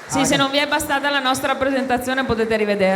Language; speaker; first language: Italian; native; Italian